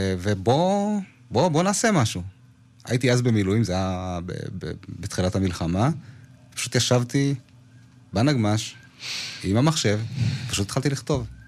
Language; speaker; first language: Hebrew; early bilingual, other home language; Amharic